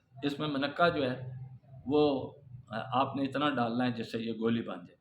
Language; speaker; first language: Urdu; non-native, local second language; Punjabi